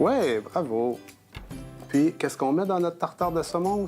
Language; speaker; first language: French; native; French